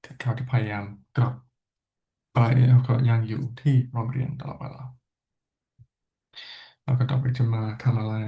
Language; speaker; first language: Thai; non-native, fluent; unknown